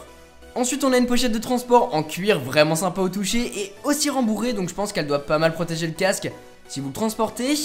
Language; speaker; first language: French; native; French